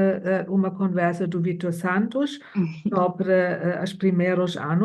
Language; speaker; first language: Portuguese; non-native, fluent; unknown